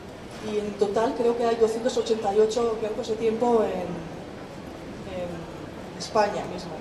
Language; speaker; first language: Spanish; non-native, fluent; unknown